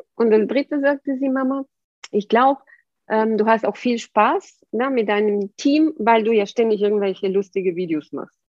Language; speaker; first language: German; non-native, fluent; Bulgarian